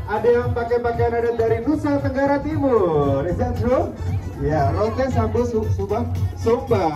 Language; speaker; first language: Indonesian; native; Indonesian